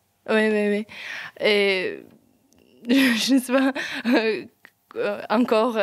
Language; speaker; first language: French; non-native, learner; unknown